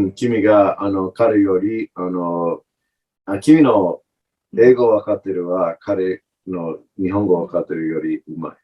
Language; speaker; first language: Japanese; non-native, learner; English